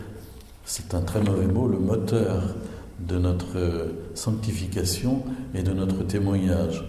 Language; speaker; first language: French; native; French